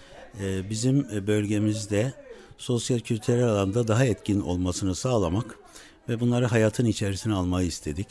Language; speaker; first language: Turkish; native; Turkish